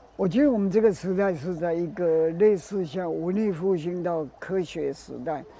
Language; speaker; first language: Chinese; native; Chinese